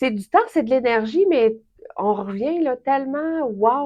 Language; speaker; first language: French; native; French